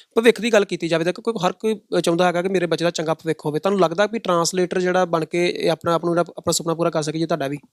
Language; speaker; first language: Punjabi; native; Punjabi